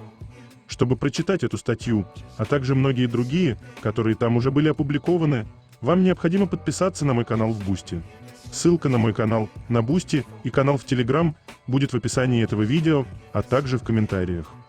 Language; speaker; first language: Russian; native; Russian